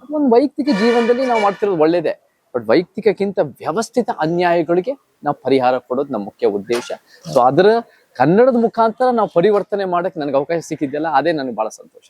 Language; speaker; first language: Kannada; early bilingual, heritage; Kannada